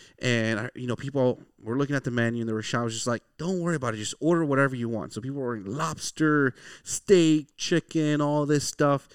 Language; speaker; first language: English; early bilingual, other home language; Spanish